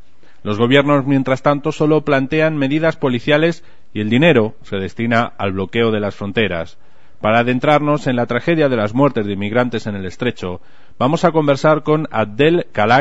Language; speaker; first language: Spanish; native; Spanish